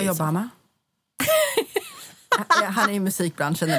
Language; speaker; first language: Swedish; native; Swedish